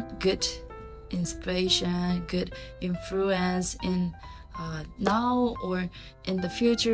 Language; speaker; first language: English; non-native, learner; Japanese